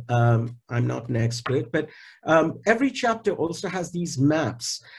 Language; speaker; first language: English; non-native, local second language; Hindi